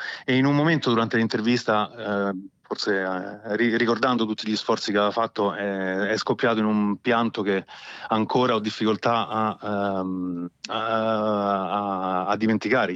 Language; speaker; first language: Italian; native; Italian